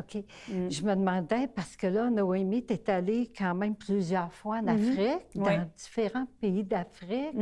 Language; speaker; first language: French; native; French